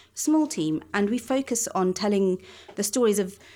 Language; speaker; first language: English; native; English